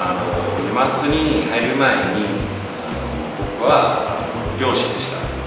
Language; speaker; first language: Japanese; non-native, fluent; English